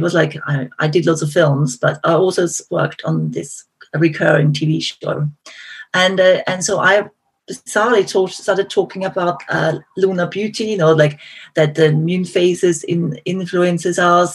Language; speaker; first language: English; non-native, fluent; German